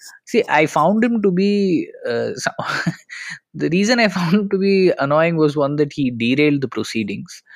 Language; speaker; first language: English; non-native, local second language; Tamil